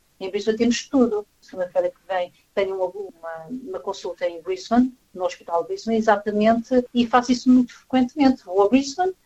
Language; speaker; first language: Portuguese; native; Portuguese